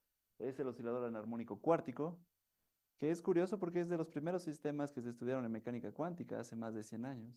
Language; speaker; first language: Spanish; native; Spanish